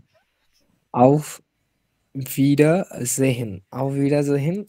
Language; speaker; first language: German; non-native, learner; Bangla